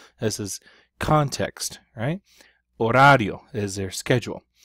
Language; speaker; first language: English; native; English